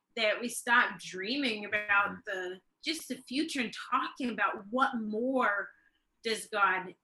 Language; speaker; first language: English; early bilingual, other home language; Swedish